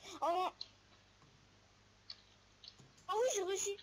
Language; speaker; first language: French; native; French